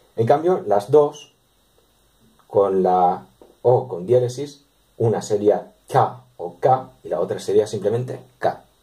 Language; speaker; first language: Spanish; native; Spanish